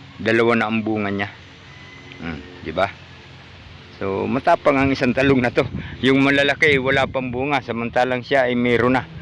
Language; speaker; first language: Filipino; non-native, local second language; Cebuano